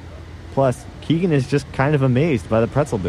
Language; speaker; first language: English; native; English